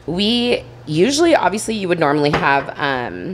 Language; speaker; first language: English; native; English